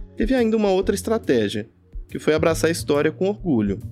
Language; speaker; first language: Portuguese; native; Portuguese